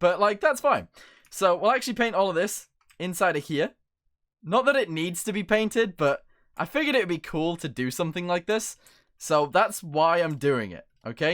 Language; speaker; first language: English; native; English